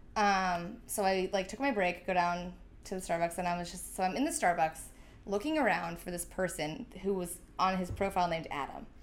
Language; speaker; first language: English; native; English